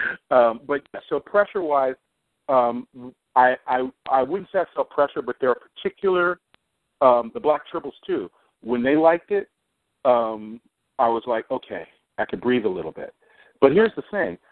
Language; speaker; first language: English; native; English